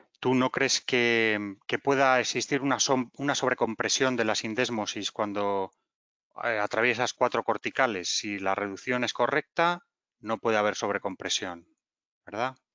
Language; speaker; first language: Spanish; native; Spanish